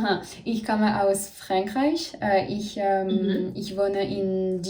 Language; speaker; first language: German; non-native, learner; French